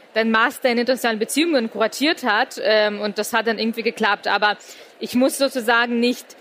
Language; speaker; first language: German; native; German